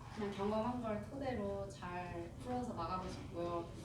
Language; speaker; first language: Korean; native; Korean